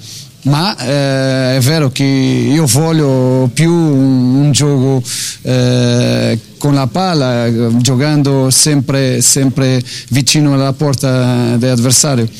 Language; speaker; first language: Italian; non-native, fluent; Portuguese